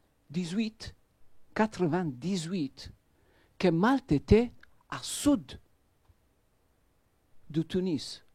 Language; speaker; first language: French; non-native, fluent; Maltese